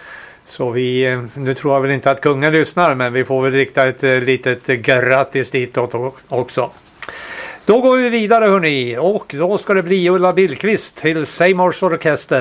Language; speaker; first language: Swedish; native; Swedish